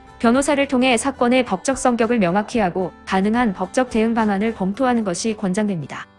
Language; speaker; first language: Korean; native; Korean